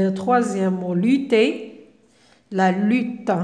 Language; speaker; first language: French; non-native, local second language; Arabic